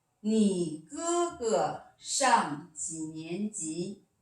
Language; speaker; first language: Chinese; non-native, fluent; Korean